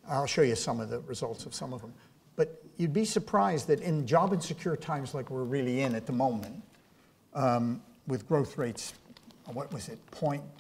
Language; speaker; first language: English; native; English